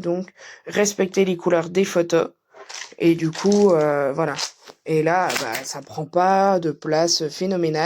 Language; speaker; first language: French; native; French